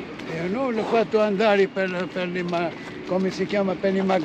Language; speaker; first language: Italian; non-native, learner; Arabic